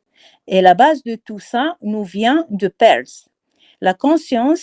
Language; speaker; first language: French; non-native, local second language; Arabic